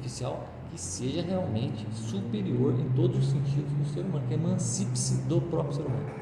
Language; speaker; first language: Portuguese; native; Portuguese